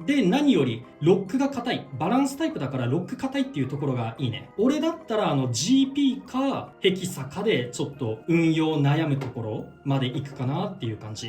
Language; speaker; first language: Japanese; native; Japanese